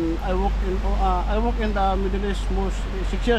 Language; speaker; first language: English; non-native, learner; Filipino